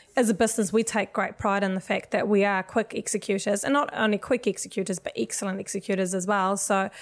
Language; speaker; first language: English; non-native, fluent; Swedish